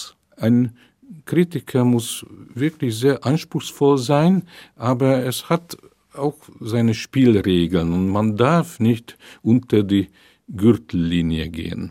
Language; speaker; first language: German; non-native, fluent; Hungarian